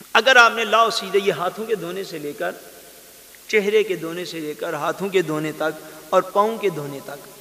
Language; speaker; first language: Urdu; non-native, local second language; Punjabi